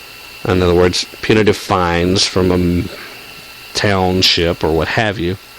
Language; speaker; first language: English; native; English